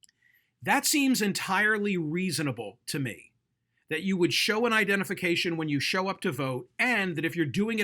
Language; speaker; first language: English; native; English